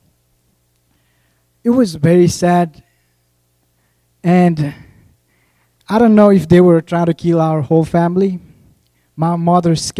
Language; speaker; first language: English; non-native, local second language; Nepali